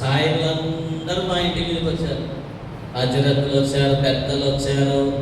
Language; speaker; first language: Telugu; non-native, local second language; Tamil